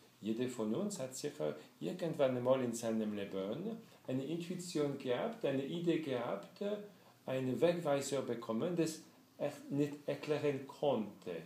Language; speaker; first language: German; non-native, fluent; French